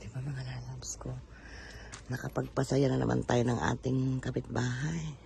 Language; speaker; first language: Filipino; non-native, local second language; Iloko